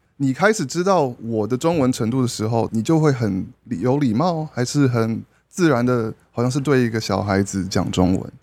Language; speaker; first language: Chinese; early bilingual, heritage; Chinese